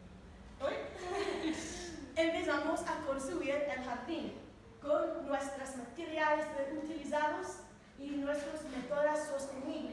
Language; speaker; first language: Spanish; non-native, learner; English